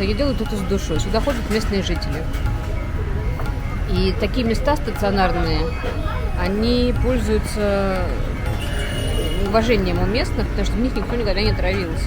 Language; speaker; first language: Russian; native; Russian